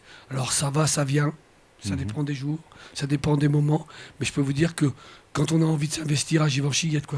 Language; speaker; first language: French; native; French